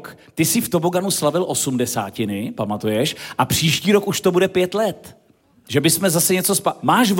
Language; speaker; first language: Czech; native; Czech